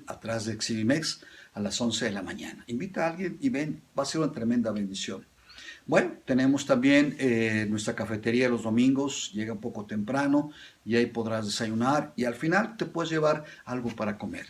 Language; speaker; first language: Spanish; native; Spanish